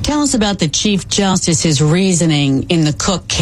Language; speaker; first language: English; native; English